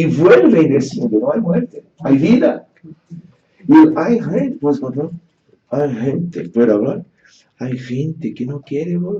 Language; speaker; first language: Spanish; non-native, fluent; Portuguese